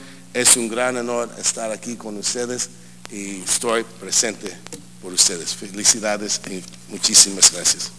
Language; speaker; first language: Spanish; early bilingual, heritage; English